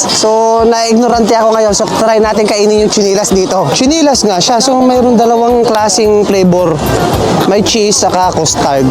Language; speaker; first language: Filipino; native; Filipino